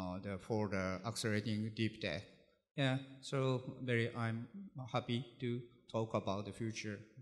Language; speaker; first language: English; non-native, learner; Japanese